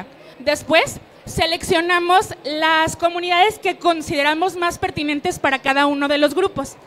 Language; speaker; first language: Spanish; native; Spanish